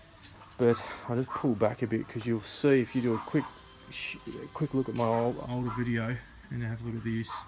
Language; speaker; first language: English; native; English